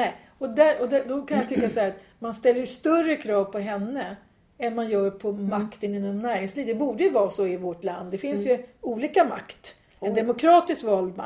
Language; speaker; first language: Swedish; native; Swedish